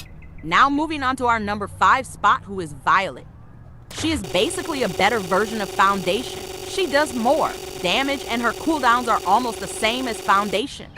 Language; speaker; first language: English; native; English